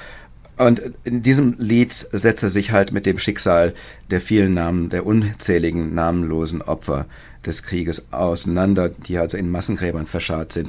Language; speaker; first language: German; native; German